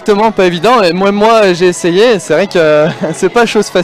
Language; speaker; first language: French; native; French